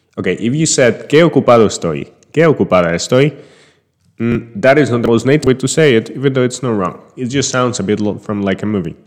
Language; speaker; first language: English; non-native, fluent; Spanish